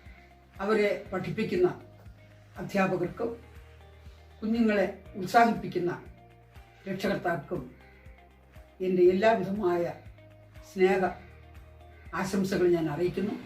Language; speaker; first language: Malayalam; native; Malayalam